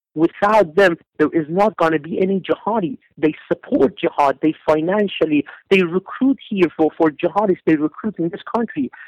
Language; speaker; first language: English; non-native, fluent; Persian